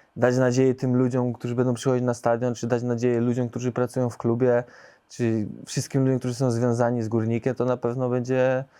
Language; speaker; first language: Polish; native; Polish